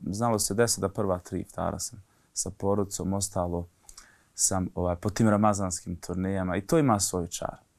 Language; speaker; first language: Bosnian; native; Bosnian